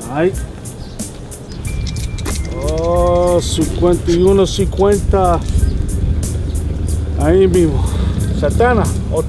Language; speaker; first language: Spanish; early bilingual, heritage; Spanish